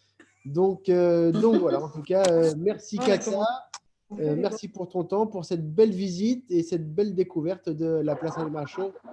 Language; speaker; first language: French; native; French